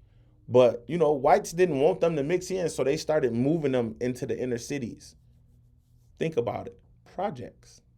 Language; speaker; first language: English; native; English